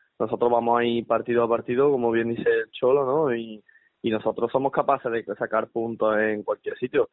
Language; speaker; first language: Spanish; native; Spanish